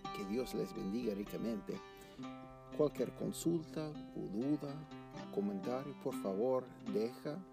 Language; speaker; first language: Spanish; non-native, fluent; English